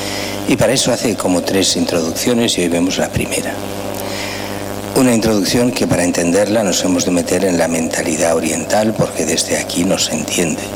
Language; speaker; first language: Spanish; native; Spanish